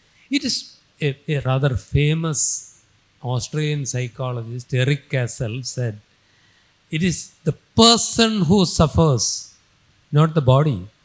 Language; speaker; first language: English; non-native, local second language; Malayalam